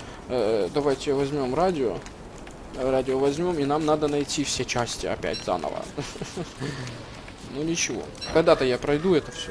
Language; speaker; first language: Russian; native; Russian